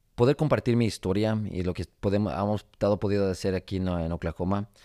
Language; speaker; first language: Spanish; early bilingual, heritage; Spanish